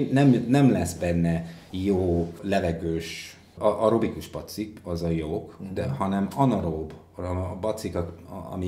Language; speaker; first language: Hungarian; non-native, fluent; English